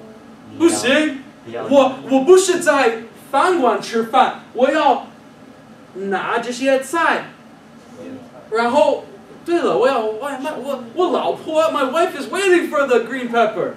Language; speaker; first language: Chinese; non-native, fluent; English